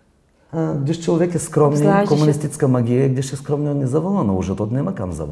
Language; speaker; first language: Czech; non-native, fluent; Bulgarian